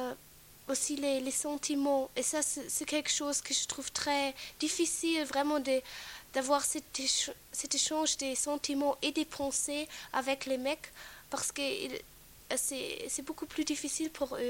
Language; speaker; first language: French; non-native, fluent; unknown